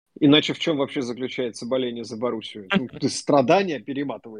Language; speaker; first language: Russian; native; Russian